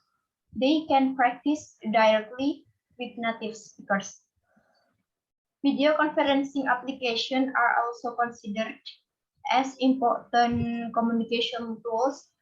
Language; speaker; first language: English; non-native, fluent; Indonesian